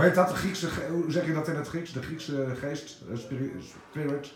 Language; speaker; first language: Dutch; native; Dutch